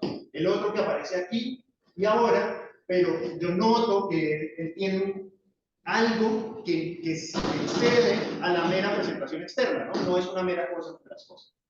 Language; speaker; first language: Spanish; native; Spanish